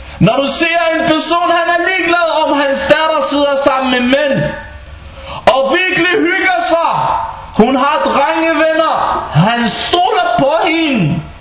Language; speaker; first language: Danish; early bilingual, other home language; Bosnian